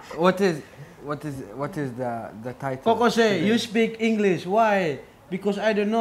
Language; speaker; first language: English; non-native, learner; Indonesian